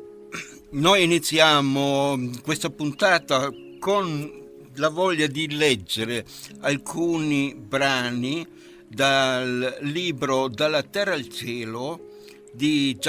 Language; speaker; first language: Italian; non-native, fluent; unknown